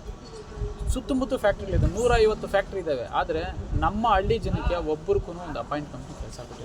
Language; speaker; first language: Kannada; native; Kannada